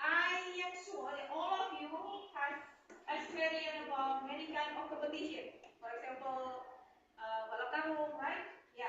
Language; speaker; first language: English; non-native, learner; Indonesian